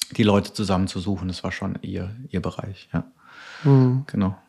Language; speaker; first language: German; native; German